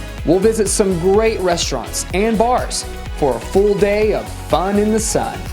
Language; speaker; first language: English; native; English